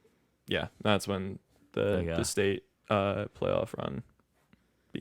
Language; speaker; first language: English; native; English